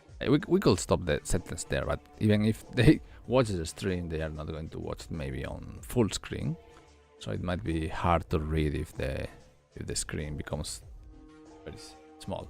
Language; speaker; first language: English; non-native, fluent; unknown